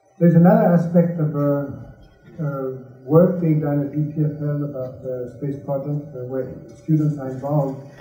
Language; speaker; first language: English; non-native, fluent; French